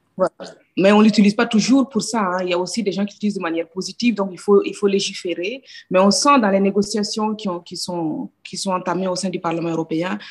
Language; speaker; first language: French; non-native, local second language; Dutch